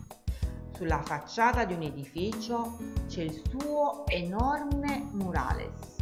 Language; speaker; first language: Italian; native; Italian